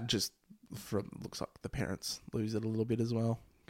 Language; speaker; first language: English; native; English